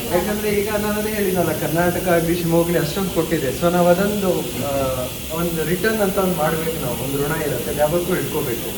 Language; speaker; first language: Kannada; non-native, local second language; Punjabi